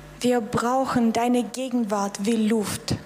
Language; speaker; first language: German; non-native, fluent; Russian